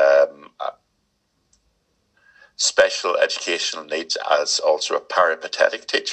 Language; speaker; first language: English; native; English